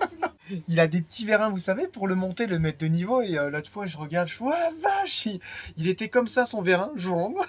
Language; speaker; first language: French; native; French